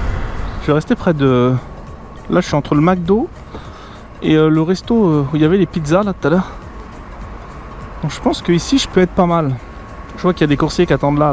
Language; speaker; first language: French; native; French